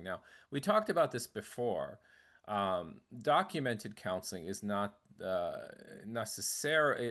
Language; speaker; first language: English; native; English